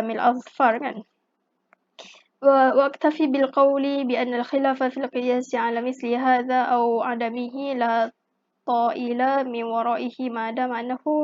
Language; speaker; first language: Arabic; non-native, fluent; Malay